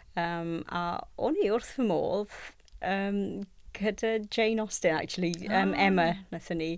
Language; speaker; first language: Welsh; non-native, local second language; English